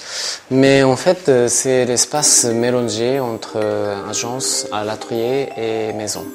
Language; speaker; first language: French; non-native, learner; Japanese